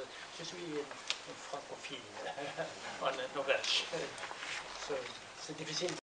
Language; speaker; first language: French; non-native, learner; Norwegian